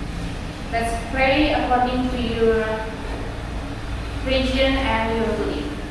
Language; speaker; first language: English; non-native, learner; Indonesian